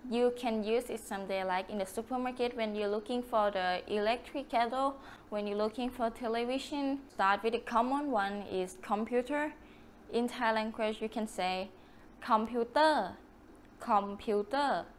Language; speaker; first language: English; non-native, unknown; Thai